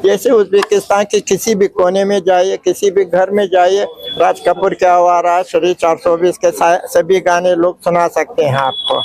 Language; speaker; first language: Hindi; non-native, fluent; Uzbek